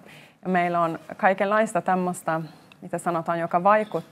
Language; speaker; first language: Finnish; non-native, local second language; Swedish